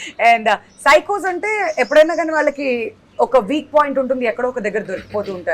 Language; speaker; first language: Telugu; native; Telugu